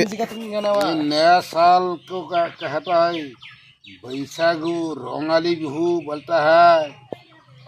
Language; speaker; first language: Hindi; non-native, local second language; Bodo